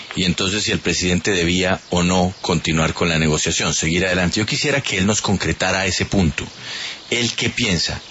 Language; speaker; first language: Spanish; native; Spanish